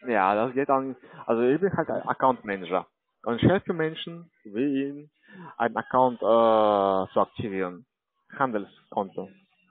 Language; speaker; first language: German; non-native, learner; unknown